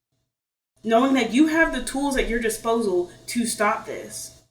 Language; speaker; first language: English; native; English